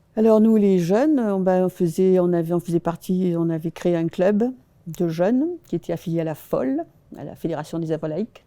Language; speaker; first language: French; early bilingual, other home language; Spanish